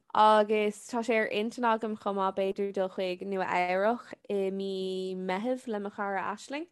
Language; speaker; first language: Irish; non-native, local second language; English